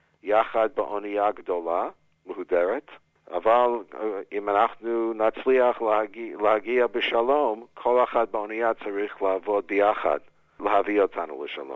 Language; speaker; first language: Hebrew; non-native, fluent; English